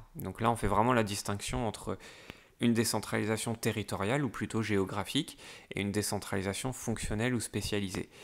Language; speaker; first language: French; native; French